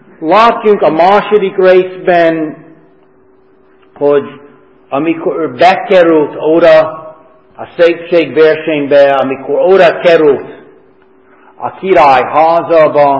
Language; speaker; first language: Hungarian; non-native, fluent; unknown